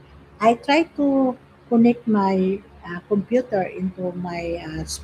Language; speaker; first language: English; non-native, local second language; Filipino